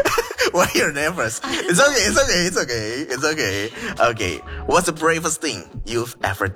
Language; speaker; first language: English; non-native, fluent; Indonesian